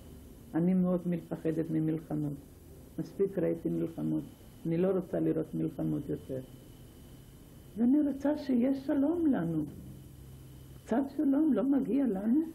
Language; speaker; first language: Hebrew; non-native, fluent; Ladino